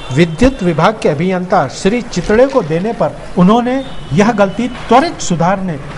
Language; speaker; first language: Hindi; non-native, local second language; Marathi